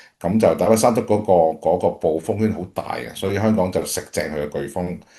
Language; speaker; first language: Cantonese; native; Cantonese